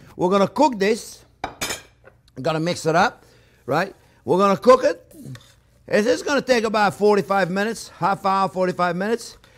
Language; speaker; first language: English; non-native, fluent; French